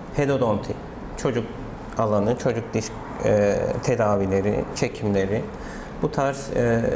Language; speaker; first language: Turkish; native; Turkish